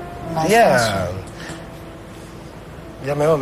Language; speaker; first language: Indonesian; non-native, fluent; Spanish